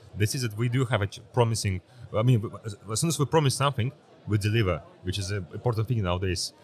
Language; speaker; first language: English; early bilingual, other home language; Uzbek